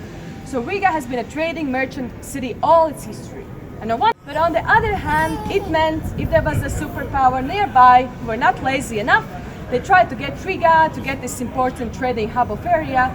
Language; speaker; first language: English; non-native, fluent; Latvian